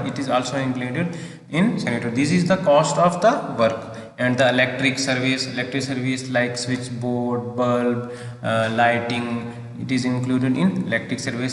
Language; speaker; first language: English; non-native, local second language; Hindi